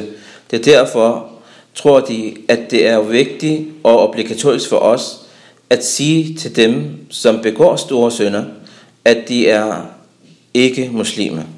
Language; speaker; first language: Danish; early bilingual, other home language; Arabic